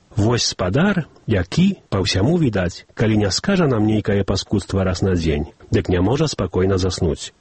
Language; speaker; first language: Belarusian; early bilingual, heritage; Belarusian